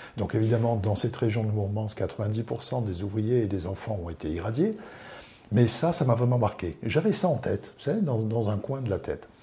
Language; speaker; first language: French; native; French